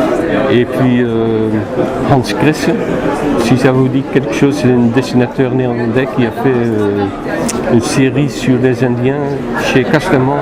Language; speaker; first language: French; non-native, fluent; Dutch